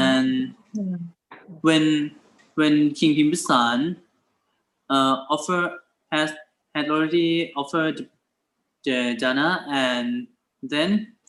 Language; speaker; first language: English; non-native, learner; Thai